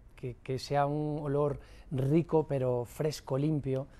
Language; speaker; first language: Spanish; native; Spanish